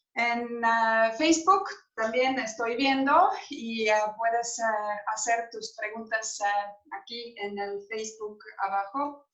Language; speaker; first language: Spanish; non-native, fluent; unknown